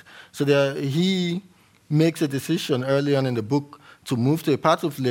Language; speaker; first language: English; native; English